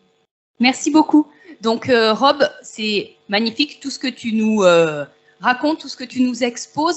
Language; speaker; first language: French; native; French